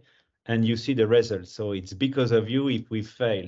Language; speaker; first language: English; non-native, fluent; French